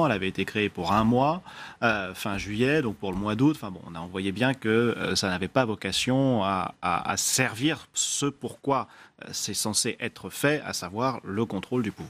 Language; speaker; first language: French; native; French